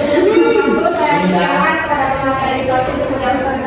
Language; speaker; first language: Indonesian; native; Indonesian